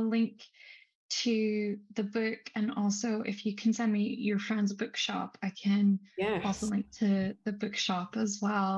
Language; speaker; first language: English; native; English